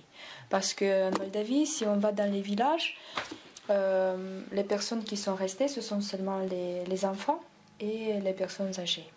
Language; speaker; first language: French; non-native, fluent; Romanian